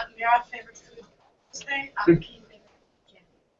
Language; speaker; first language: Hindi; non-native, learner; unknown